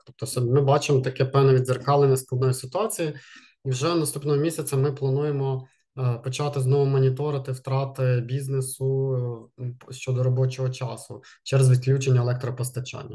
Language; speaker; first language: Ukrainian; native; Ukrainian